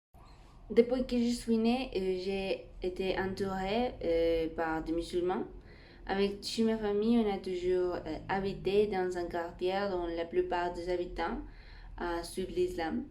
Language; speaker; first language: French; non-native, fluent; Spanish